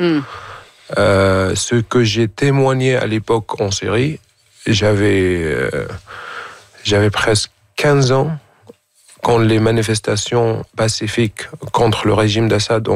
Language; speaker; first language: French; non-native, fluent; Arabic